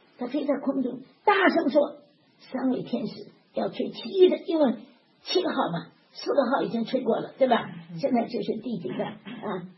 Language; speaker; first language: Chinese; native; Chinese